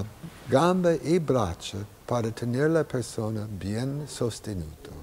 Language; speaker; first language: Italian; non-native, learner; English